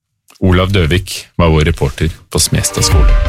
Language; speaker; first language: Norwegian; native; Norwegian